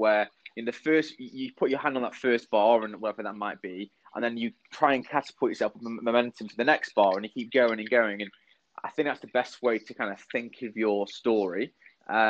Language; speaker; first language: English; native; English